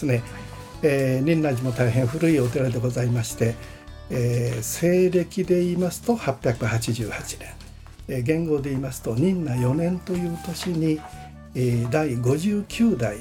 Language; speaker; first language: Japanese; native; Japanese